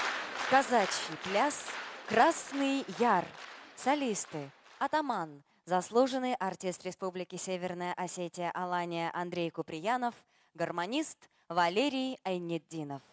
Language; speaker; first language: Russian; native; Russian